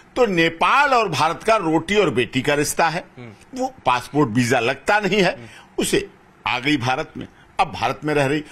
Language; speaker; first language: Hindi; native; Hindi